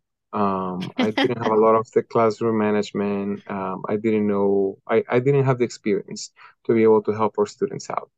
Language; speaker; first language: English; non-native, fluent; Spanish